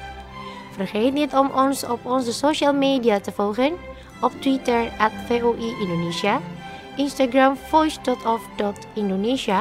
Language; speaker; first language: Dutch; non-native, learner; Indonesian